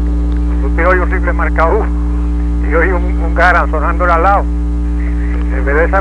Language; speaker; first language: Spanish; native; Spanish